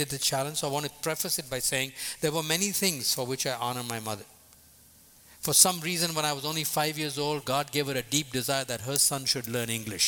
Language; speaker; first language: English; non-native, local second language; Tamil